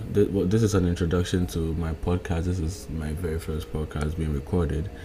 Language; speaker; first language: English; non-native, local second language; Akan